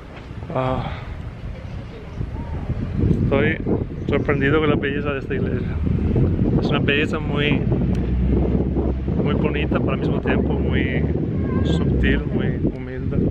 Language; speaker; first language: Spanish; non-native, fluent; Italian